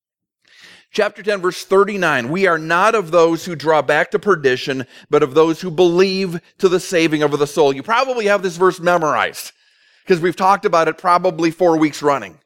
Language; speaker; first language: English; native; English